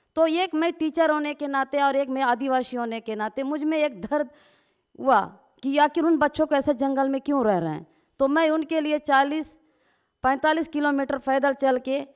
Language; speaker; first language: Hindi; non-native, local second language; Gondi